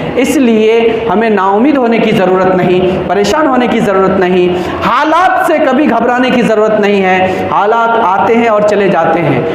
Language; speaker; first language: Urdu; native; Urdu